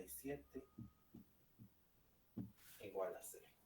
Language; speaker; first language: Spanish; native; Spanish